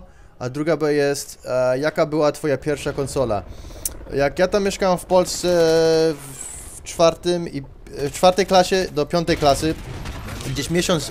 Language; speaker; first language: Polish; early bilingual, heritage; Polish